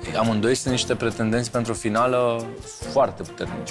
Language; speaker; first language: Romanian; native; Romanian